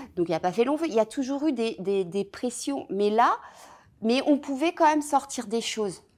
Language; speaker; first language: French; native; French